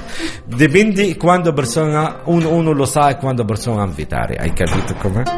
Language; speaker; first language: Italian; non-native, learner; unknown